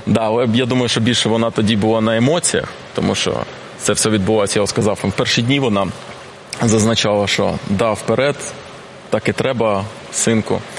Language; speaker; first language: Ukrainian; non-native, local second language; Russian